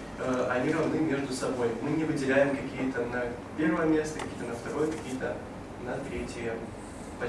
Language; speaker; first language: Russian; native; Russian